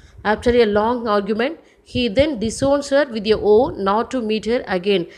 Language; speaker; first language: English; non-native, local second language; Tamil